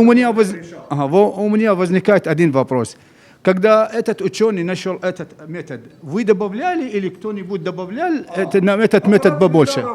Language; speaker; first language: Russian; non-native, learner; Arabic